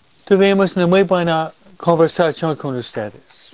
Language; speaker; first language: Spanish; non-native, fluent; English